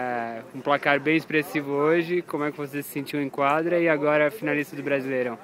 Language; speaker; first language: Portuguese; native; Portuguese